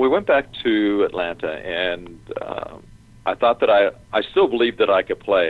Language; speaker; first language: English; native; English